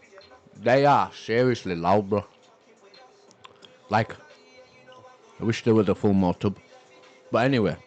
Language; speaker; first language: English; native; English